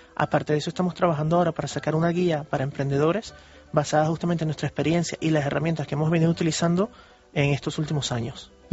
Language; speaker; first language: Spanish; early bilingual, heritage; Spanish